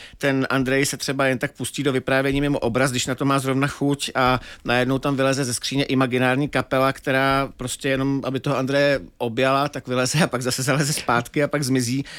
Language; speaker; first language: Czech; native; Czech